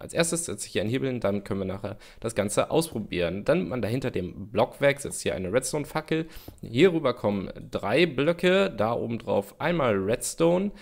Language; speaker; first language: German; native; German